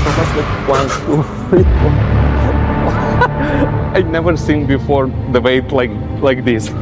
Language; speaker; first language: English; non-native, learner; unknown